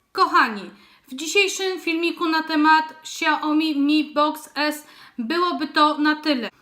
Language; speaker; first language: Polish; native; Polish